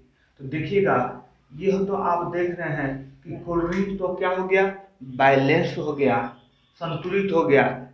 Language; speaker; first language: Hindi; native; Hindi